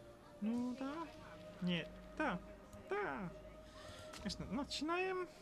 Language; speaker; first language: Russian; non-native, learner; English